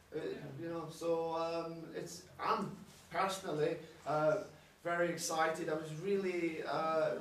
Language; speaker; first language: English; native; English